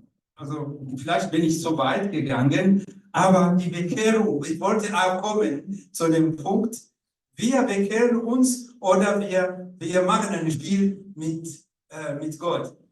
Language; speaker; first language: German; non-native, learner; Rundi